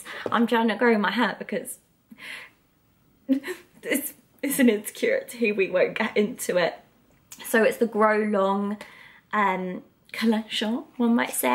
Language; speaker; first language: English; native; English